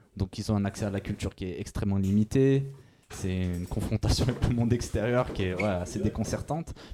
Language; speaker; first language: French; native; French